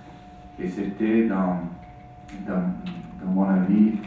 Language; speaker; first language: French; non-native, fluent; Italian